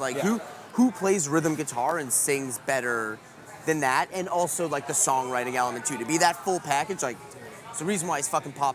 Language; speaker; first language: English; native; English